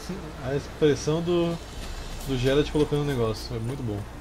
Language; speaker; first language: Portuguese; native; Portuguese